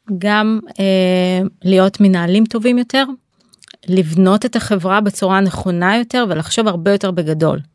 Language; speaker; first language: Hebrew; native; Hebrew